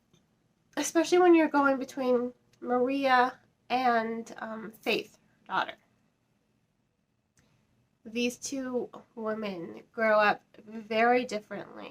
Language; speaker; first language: English; native; English